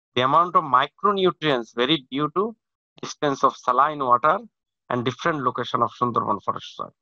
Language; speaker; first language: English; non-native, local second language; Bangla